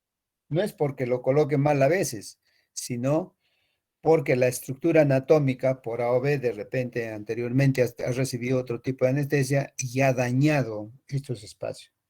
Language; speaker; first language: Spanish; native; Spanish